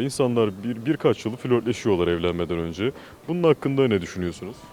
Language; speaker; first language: Turkish; native; Turkish